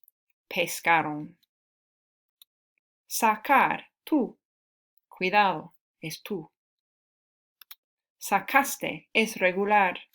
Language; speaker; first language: Spanish; non-native, fluent; English